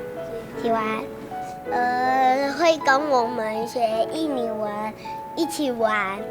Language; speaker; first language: Chinese; early bilingual, other home language; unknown